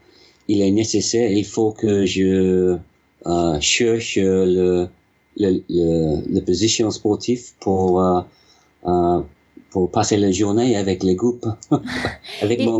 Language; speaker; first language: French; non-native, learner; English